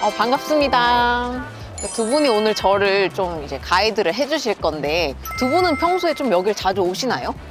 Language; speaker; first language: Korean; native; Korean